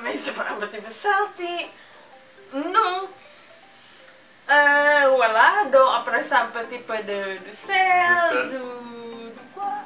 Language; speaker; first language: French; non-native, learner; Indonesian